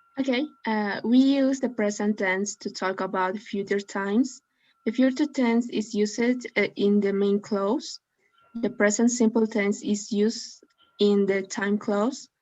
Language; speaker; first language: English; non-native, learner; Spanish